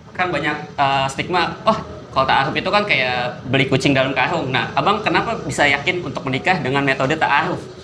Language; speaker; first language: Indonesian; native; Indonesian